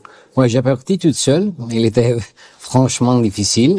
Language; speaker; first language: French; non-native, learner; Italian